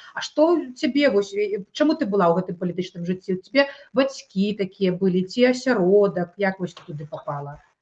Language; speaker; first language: Belarusian; native; Belarusian